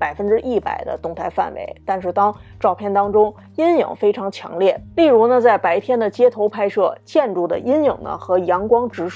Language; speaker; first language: Chinese; native; Chinese